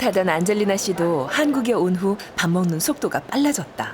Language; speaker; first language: Korean; native; Korean